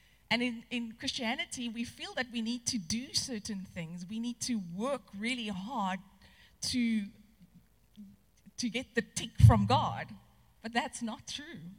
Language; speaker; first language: English; non-native, local second language; Afrikaans